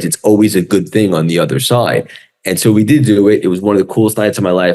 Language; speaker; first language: English; native; English